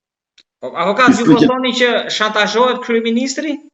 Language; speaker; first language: Albanian; native; Albanian